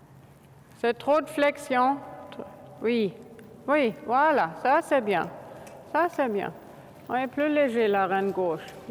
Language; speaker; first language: French; non-native, fluent; German